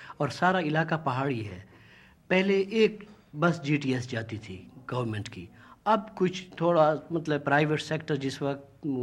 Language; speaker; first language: Urdu; non-native, local second language; Saraiki